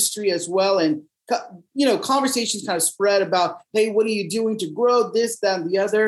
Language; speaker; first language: English; native; English